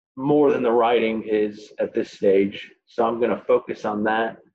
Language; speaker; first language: English; native; English